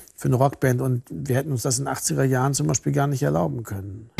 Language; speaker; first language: German; native; German